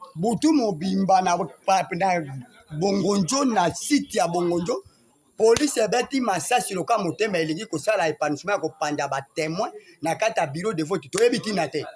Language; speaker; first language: Lingala; native; Lingala